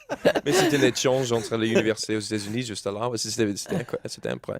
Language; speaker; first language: French; non-native, learner; English